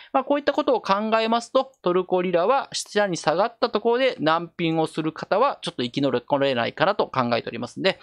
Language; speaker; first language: Japanese; native; Japanese